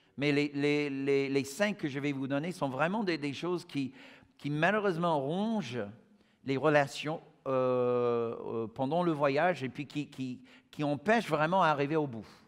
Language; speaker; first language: French; non-native, fluent; English